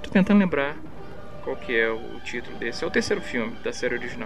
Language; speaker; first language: Portuguese; native; Portuguese